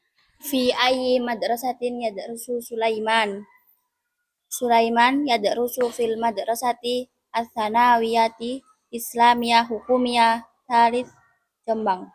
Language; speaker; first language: Arabic; non-native, learner; Indonesian